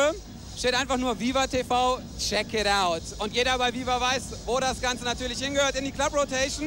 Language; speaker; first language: German; native; German